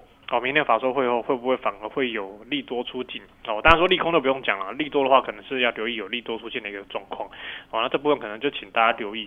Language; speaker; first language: Chinese; native; Chinese